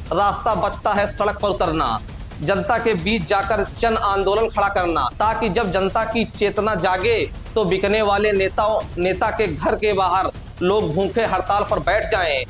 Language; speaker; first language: Hindi; native; Hindi